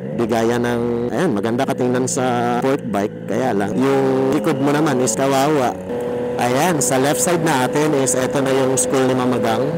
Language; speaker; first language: Filipino; non-native, local second language; Cebuano